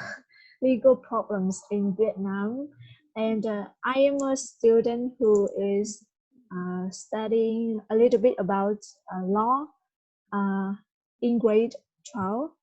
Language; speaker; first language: English; non-native, learner; Vietnamese